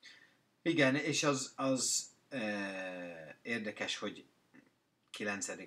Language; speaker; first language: Hungarian; non-native, fluent; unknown